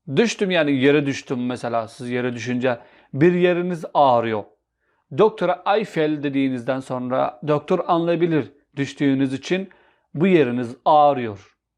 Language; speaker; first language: Turkish; non-native, fluent; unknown